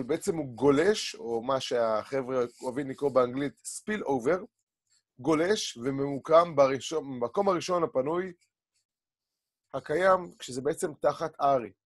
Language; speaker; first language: Hebrew; native; Hebrew